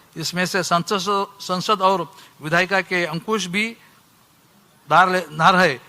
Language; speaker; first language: Hindi; non-native, local second language; Marathi